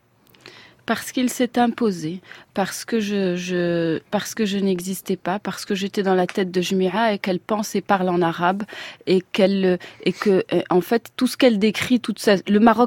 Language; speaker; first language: French; non-native, local second language; Arabic